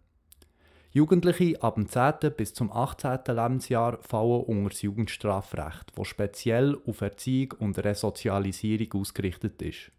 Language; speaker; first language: German; native; German